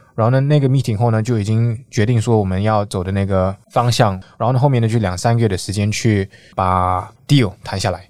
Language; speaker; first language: Chinese; native; Chinese